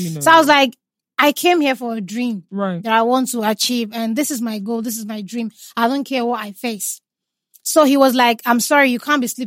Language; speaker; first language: English; non-native, local second language; Igbo